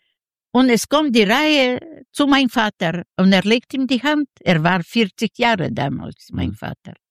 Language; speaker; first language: German; non-native, learner; Yiddish